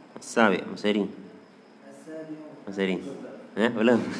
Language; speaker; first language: Arabic; non-native, fluent; Indonesian